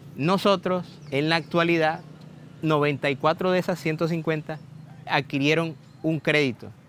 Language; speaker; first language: Spanish; native; Spanish